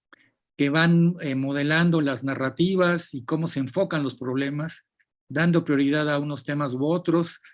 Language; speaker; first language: Spanish; native; Spanish